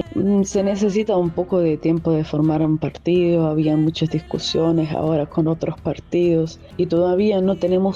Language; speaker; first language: Spanish; non-native, fluent; German